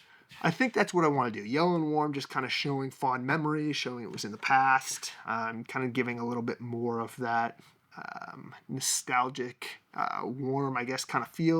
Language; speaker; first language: English; native; English